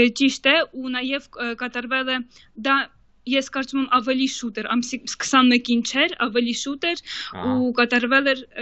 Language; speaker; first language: Armenian; early bilingual, heritage; Armenian